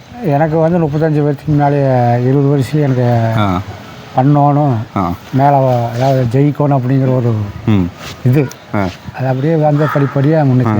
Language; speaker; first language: Tamil; native; Tamil